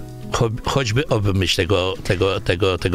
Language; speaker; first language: Polish; native; Polish